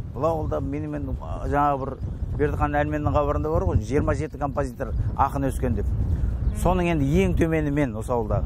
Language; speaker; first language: Kazakh; native; Kazakh